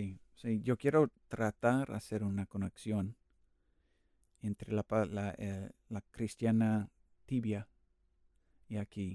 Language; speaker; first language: Spanish; non-native, learner; English